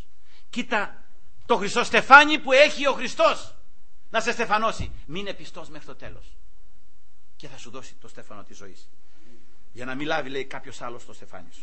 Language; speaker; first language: Greek; native; Greek